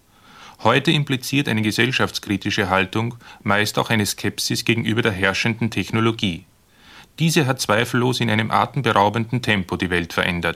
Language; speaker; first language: German; native; German